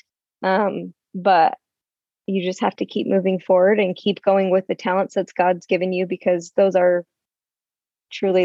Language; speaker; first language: English; native; English